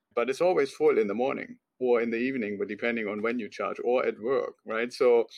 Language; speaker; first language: English; non-native, fluent; German